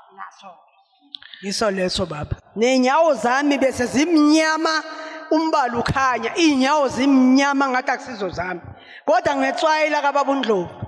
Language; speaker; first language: Zulu; non-native, local second language; Swati